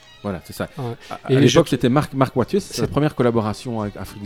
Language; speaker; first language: French; native; French